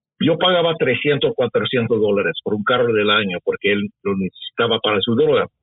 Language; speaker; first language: Spanish; early bilingual, heritage; Spanish